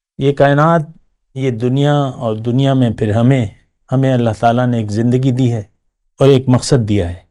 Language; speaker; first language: Urdu; non-native, local second language; Pashto